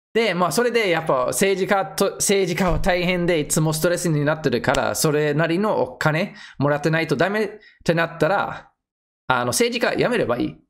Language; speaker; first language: Japanese; non-native, fluent; English